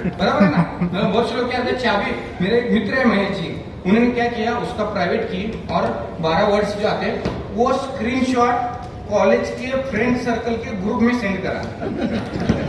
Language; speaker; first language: Hindi; non-native, local second language; Marathi